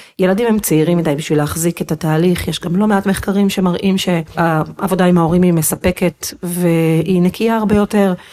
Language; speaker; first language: Hebrew; native; Hebrew